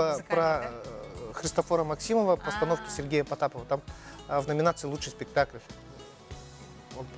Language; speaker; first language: Russian; non-native, local second language; Yakut